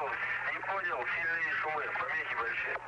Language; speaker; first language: Russian; native; Russian